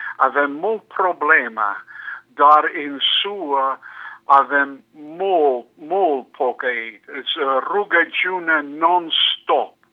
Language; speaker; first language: Romanian; non-native, learner; English